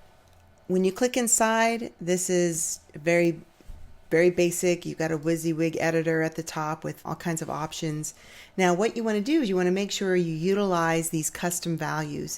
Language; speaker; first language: English; native; English